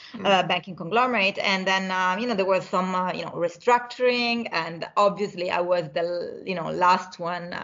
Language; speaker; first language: English; non-native, fluent; Italian